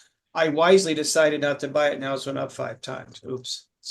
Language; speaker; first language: English; native; English